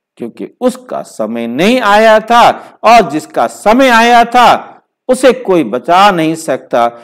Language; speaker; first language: Hindi; native; Hindi